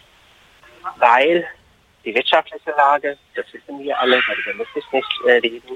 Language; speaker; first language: German; non-native, fluent; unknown